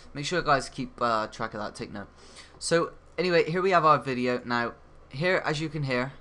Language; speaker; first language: English; native; English